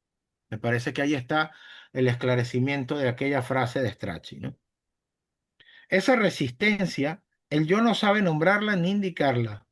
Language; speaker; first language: Spanish; native; Spanish